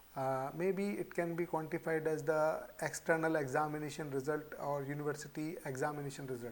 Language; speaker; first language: English; non-native, local second language; Hindi